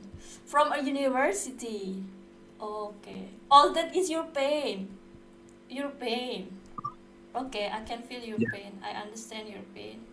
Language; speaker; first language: English; non-native, learner; Indonesian